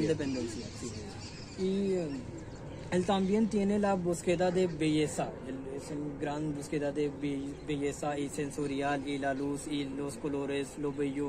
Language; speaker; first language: Spanish; non-native, learner; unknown